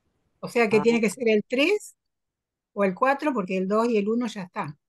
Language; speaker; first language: Spanish; native; Spanish